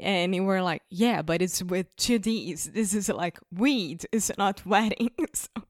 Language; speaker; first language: English; non-native, fluent; Portuguese